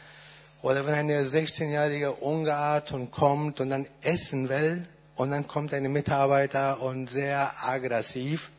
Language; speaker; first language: German; non-native, learner; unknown